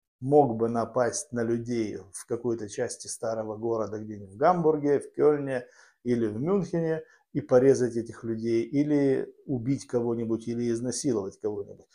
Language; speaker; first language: Russian; native; Russian